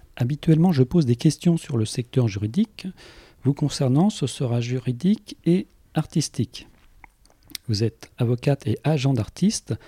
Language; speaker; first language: French; native; French